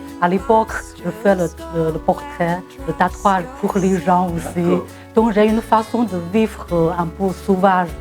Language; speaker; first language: French; non-native, fluent; Chinese